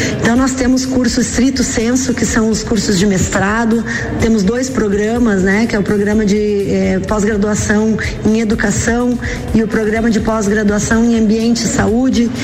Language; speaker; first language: Portuguese; native; Portuguese